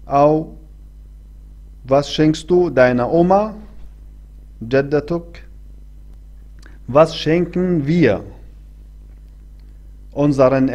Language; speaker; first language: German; non-native, fluent; Arabic